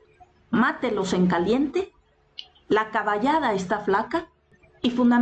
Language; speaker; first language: Spanish; native; Spanish